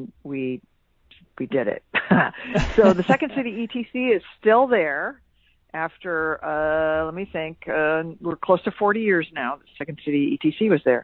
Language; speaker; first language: English; native; English